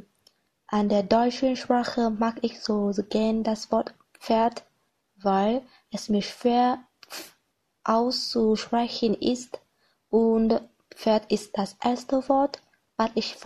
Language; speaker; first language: German; non-native, learner; Vietnamese